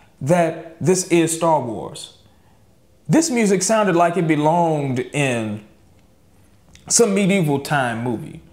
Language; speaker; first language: English; native; English